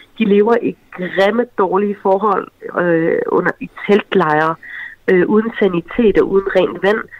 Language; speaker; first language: Danish; early bilingual, other home language; Arabic